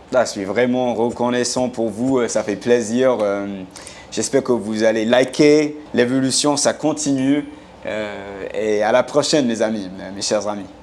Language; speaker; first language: French; non-native, fluent; English